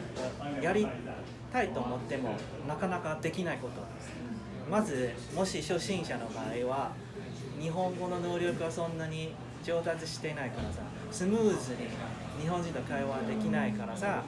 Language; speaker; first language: Japanese; non-native, fluent; Chinese